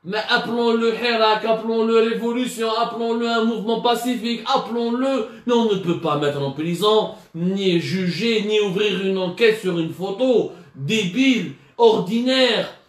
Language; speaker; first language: French; non-native, local second language; Arabic